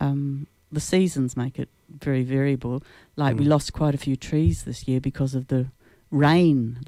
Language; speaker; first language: English; native; English